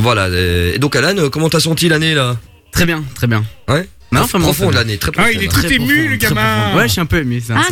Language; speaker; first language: French; native; French